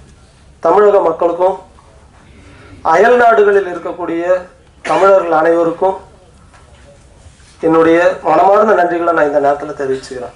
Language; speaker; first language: Tamil; native; Tamil